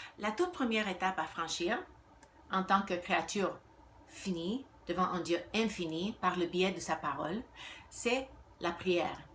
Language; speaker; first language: French; non-native, fluent; Spanish